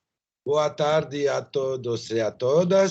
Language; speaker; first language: Portuguese; non-native, learner; French